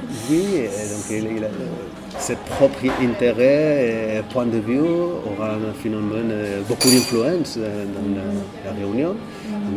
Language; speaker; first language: French; non-native, fluent; Catalan